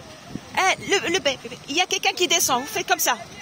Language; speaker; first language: French; non-native, local second language; Arabic